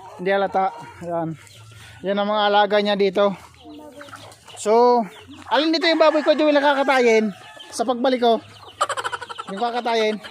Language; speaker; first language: Filipino; native; Filipino